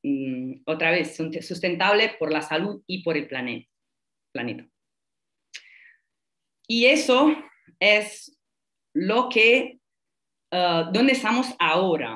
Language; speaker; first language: Spanish; non-native, fluent; Italian